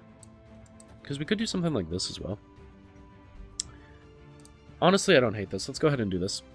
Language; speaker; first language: English; native; English